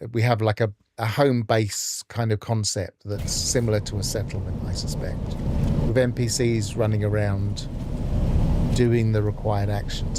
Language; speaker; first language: English; native; English